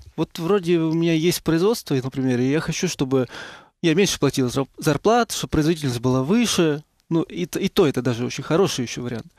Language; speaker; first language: Russian; native; Russian